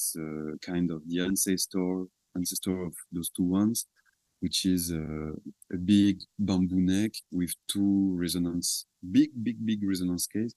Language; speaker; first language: English; non-native, fluent; French